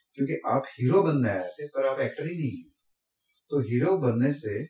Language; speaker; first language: Hindi; non-native, local second language; Assamese